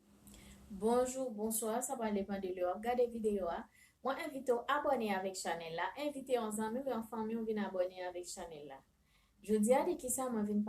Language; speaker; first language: French; non-native, learner; Haitian Creole